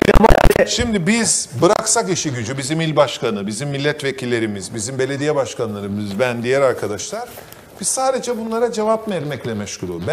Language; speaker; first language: Turkish; native; Turkish